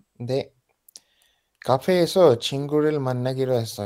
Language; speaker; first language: Korean; non-native, learner; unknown